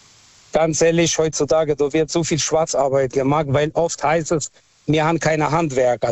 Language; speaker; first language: German; non-native, fluent; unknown